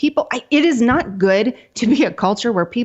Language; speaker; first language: English; native; English